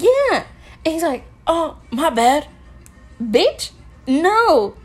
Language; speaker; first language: English; early bilingual, other home language; Spanish